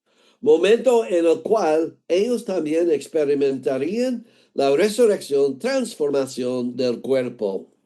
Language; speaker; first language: Spanish; non-native, fluent; English